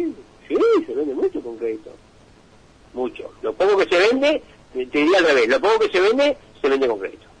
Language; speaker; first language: Spanish; native; Spanish